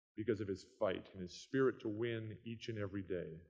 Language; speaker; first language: English; native; English